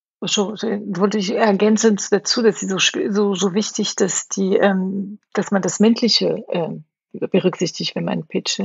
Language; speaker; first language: German; non-native, fluent; French